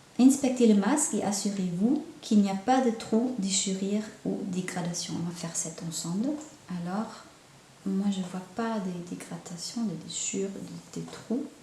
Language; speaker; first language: French; non-native, fluent; German